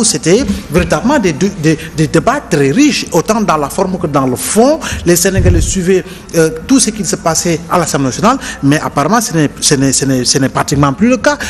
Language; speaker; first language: French; non-native, local second language; Wolof